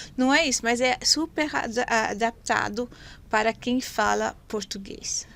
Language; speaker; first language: Portuguese; non-native, fluent; French